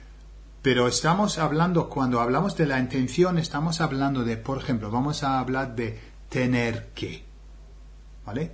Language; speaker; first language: Spanish; non-native, fluent; English